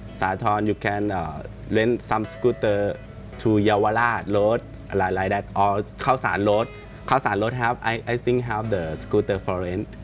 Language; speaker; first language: English; non-native, learner; Thai